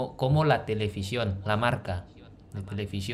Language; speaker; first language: Spanish; non-native, learner; Indonesian